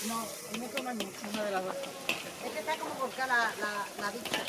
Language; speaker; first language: Spanish; native; Spanish